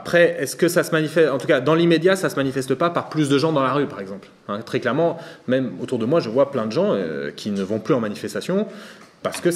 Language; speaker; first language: French; native; French